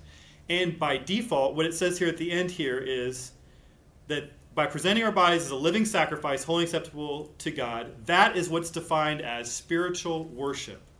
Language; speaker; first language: English; native; English